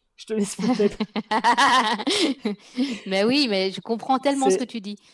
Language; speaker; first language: French; early bilingual, other home language; Dutch